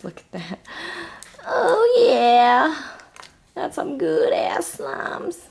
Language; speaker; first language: English; native; English